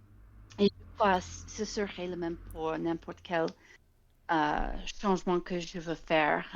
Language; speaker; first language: French; non-native, fluent; English